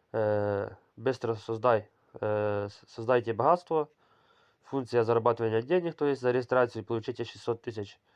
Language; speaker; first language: Russian; non-native, local second language; Ukrainian